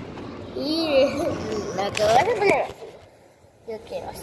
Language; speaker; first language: Spanish; early bilingual, heritage; Spanish